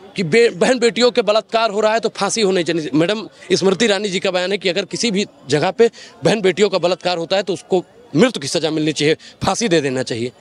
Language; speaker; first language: Hindi; native; Hindi